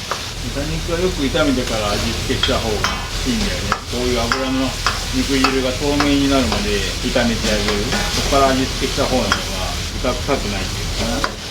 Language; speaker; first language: Japanese; native; Japanese